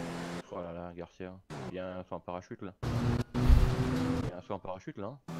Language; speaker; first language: French; native; French